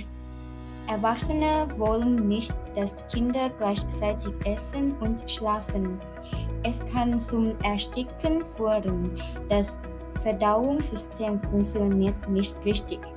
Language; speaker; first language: German; non-native, learner; Thai